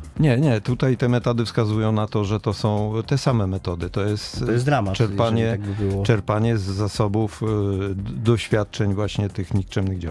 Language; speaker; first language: Polish; native; Polish